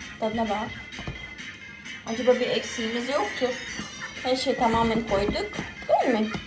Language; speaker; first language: Turkish; non-native, fluent; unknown